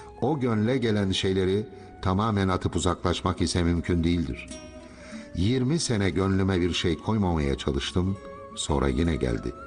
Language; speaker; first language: Turkish; native; Turkish